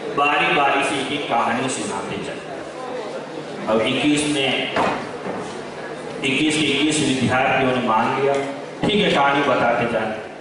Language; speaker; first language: Hindi; non-native, local second language; Kannada